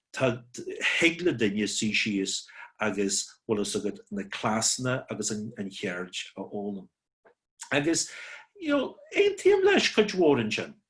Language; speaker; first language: Irish; native; Irish